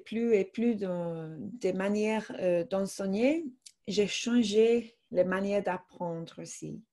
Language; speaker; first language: French; non-native, fluent; English